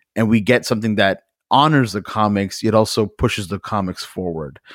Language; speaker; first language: English; early bilingual, other home language; Urdu